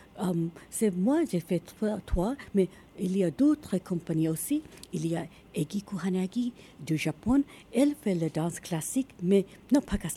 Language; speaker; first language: French; non-native, learner; Japanese